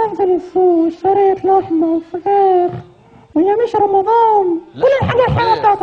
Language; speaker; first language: Arabic; native; Arabic